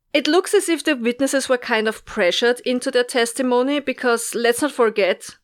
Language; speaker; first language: English; non-native, fluent; German